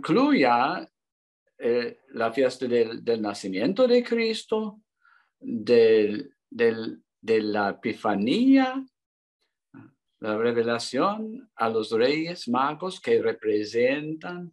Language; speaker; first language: Spanish; non-native, learner; English